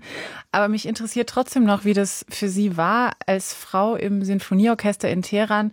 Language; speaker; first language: German; native; German